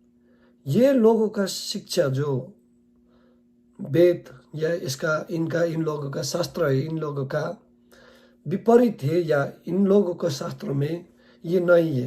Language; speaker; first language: Hindi; non-native, learner; Nepali